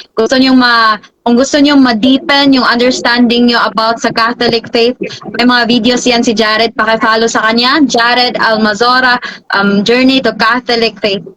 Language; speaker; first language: Filipino; non-native, local second language; Cebuano